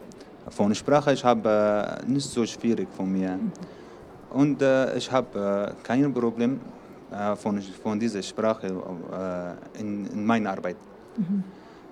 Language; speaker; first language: German; non-native, learner; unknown